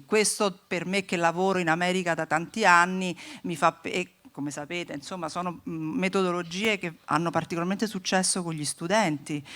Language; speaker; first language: Italian; native; Italian